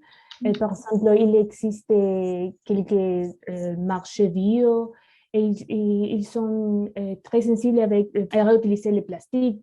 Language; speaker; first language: French; non-native, learner; Spanish